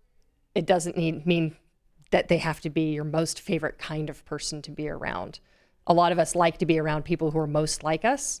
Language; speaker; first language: English; native; English